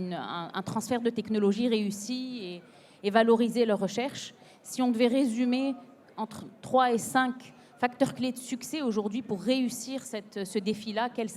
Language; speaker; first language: French; non-native, local second language; Arabic